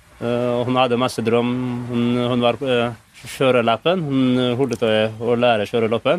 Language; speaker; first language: Norwegian; non-native, fluent; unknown